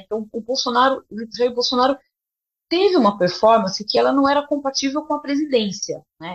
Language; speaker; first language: Portuguese; native; Portuguese